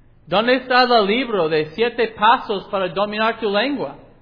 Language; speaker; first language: Spanish; non-native, learner; English